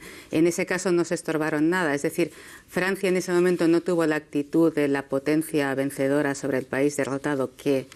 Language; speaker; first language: Spanish; native; Spanish